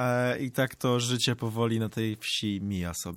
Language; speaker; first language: Polish; native; Polish